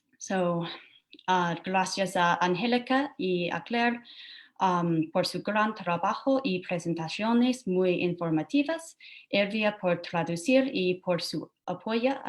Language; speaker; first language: Spanish; non-native, fluent; English